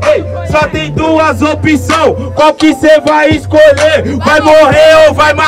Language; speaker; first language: Portuguese; native; Portuguese